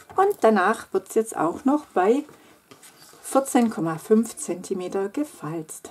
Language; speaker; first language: German; native; German